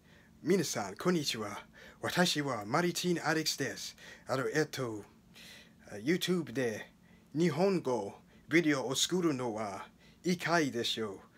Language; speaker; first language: Japanese; non-native, learner; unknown